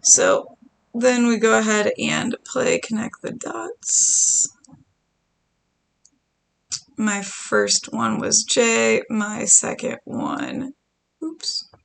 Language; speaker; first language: English; native; English